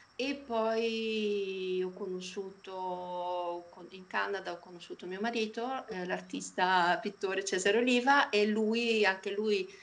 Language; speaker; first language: Italian; non-native, fluent; Polish